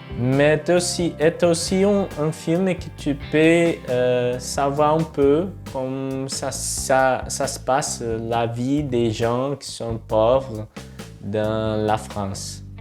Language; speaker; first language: French; non-native, fluent; Portuguese